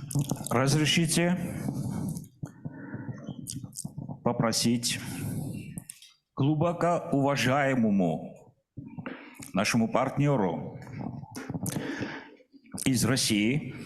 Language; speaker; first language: Russian; non-native, fluent; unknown